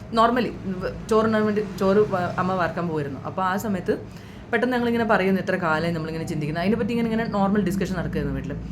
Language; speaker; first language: Malayalam; early bilingual, heritage; Malayalam